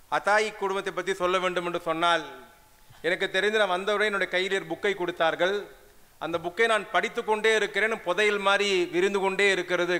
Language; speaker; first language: Tamil; non-native, local second language; Urdu